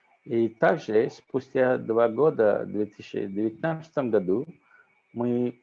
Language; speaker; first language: Russian; non-native, fluent; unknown